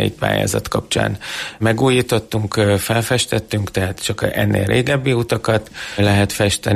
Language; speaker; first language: Hungarian; native; Hungarian